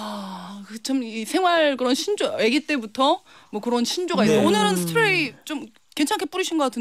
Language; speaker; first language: Korean; native; Korean